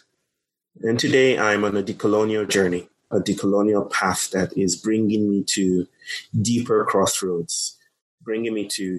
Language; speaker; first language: English; non-native, local second language; Yoruba